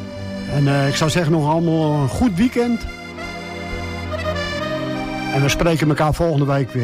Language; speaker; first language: Dutch; native; Dutch